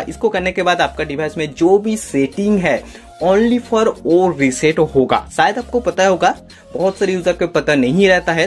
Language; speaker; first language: Hindi; non-native, local second language; Bangla